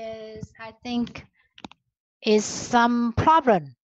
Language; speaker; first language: English; non-native, learner; Chinese